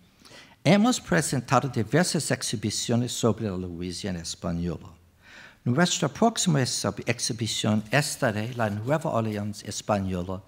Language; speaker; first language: Spanish; non-native, fluent; English